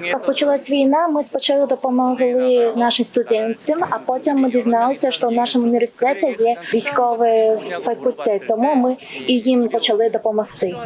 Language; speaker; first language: Ukrainian; non-native, learner; Korean